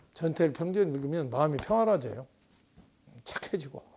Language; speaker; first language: Korean; native; Korean